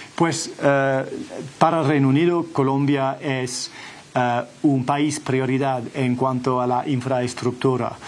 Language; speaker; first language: Spanish; non-native, fluent; English